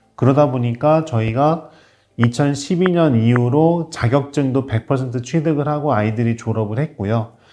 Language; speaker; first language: Korean; native; Korean